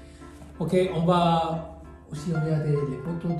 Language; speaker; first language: French; non-native, fluent; Korean